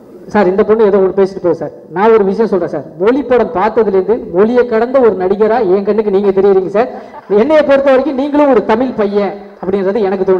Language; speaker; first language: Tamil; native; Tamil